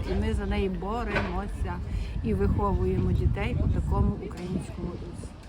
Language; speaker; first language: Ukrainian; native; Ukrainian